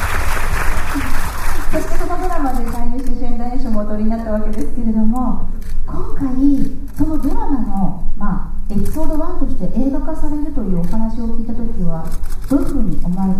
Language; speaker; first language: Japanese; native; Japanese